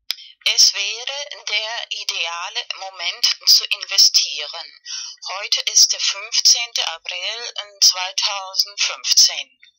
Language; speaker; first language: German; non-native, fluent; Spanish